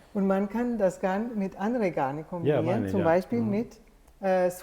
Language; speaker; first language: German; non-native, fluent; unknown